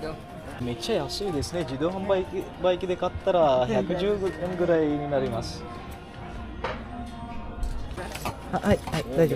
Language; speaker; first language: Japanese; non-native, learner; Sinhala